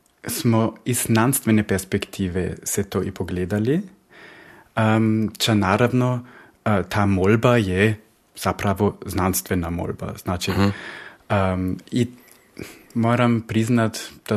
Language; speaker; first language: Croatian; early bilingual, heritage; Croatian